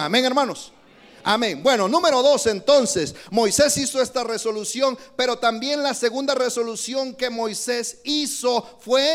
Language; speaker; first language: Spanish; native; Spanish